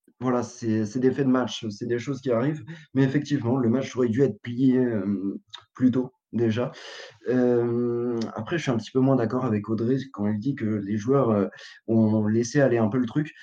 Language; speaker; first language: French; native; French